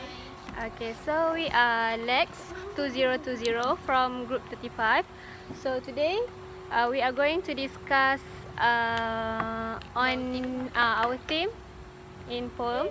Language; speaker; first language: English; non-native, learner; Malay